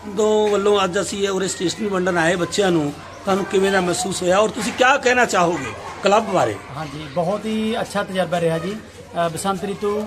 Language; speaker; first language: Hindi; non-native, local second language; Punjabi